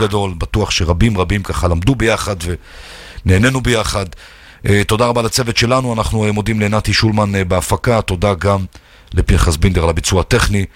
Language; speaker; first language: Hebrew; native; Hebrew